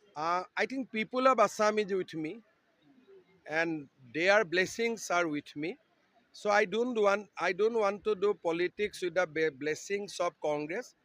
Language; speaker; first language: English; non-native, local second language; Assamese